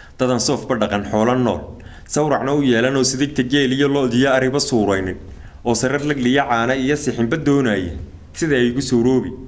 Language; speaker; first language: Somali; native; Somali